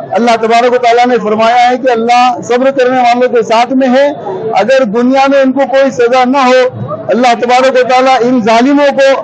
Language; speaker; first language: Urdu; native; Urdu